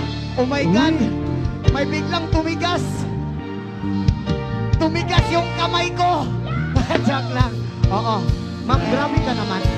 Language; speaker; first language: Filipino; non-native, local second language; Cebuano